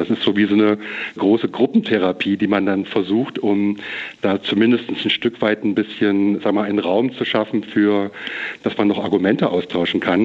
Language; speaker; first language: German; native; German